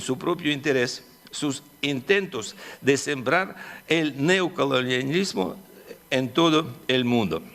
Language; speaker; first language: Spanish; non-native, fluent; Russian